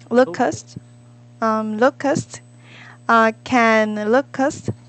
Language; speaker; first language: English; non-native, learner; Korean